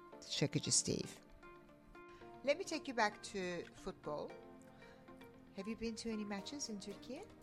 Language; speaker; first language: English; non-native, fluent; Turkish